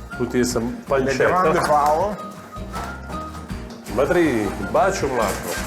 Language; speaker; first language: Russian; non-native, learner; Italian